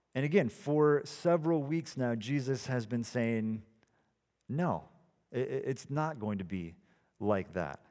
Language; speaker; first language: English; early bilingual, other home language; Dutch